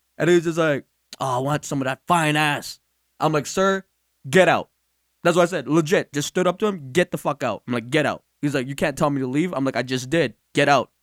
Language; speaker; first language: English; native; English